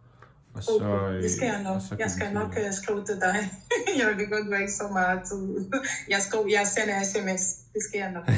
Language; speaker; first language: Danish; non-native, local second language; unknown